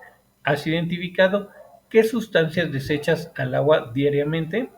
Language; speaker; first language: Spanish; native; Spanish